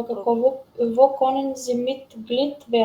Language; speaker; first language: German; non-native, learner; Macedonian